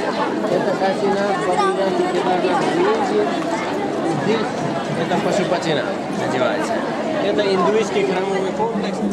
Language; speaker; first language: Russian; non-native, fluent; Nepali